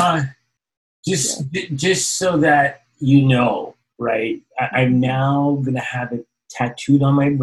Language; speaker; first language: English; native; English